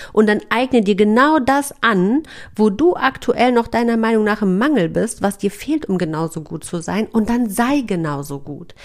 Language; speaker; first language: German; native; German